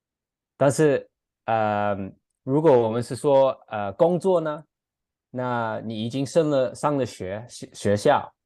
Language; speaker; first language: Chinese; non-native, fluent; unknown